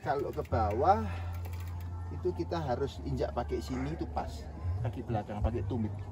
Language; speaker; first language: Indonesian; native; Indonesian